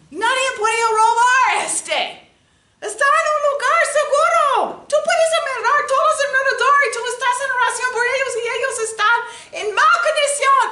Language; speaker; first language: Spanish; non-native, learner; English